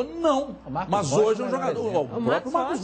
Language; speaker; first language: Portuguese; native; Portuguese